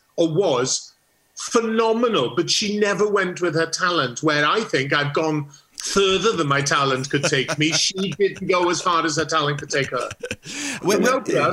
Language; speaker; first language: English; native; English